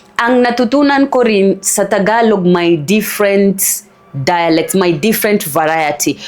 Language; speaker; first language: Filipino; non-native, fluent; Swahili